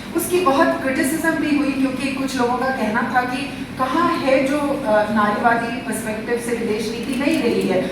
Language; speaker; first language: Hindi; native; Hindi